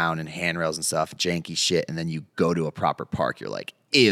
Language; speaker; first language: English; native; English